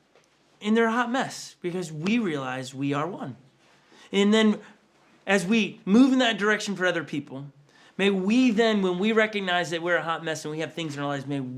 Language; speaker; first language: English; native; English